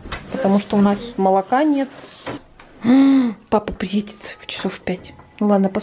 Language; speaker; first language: Russian; native; Russian